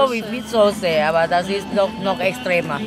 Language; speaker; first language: German; non-native, learner; Thai